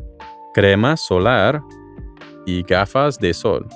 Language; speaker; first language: Spanish; non-native, learner; English